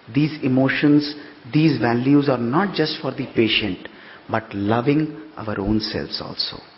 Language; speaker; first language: English; non-native, local second language; Hindi